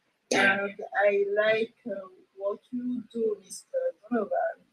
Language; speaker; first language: English; non-native, local second language; French